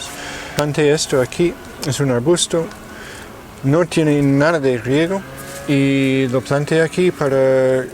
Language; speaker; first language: Spanish; non-native, fluent; English